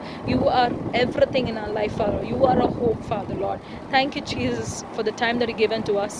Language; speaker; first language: English; non-native, local second language; Tamil